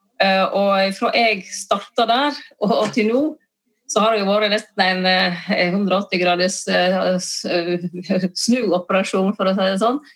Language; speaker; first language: Norwegian; native; Norwegian